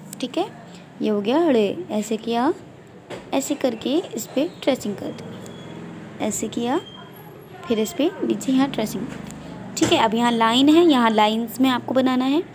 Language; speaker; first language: Urdu; native; Urdu